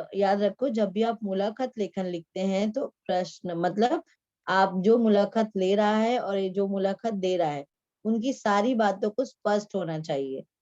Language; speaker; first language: Hindi; non-native, local second language; Marathi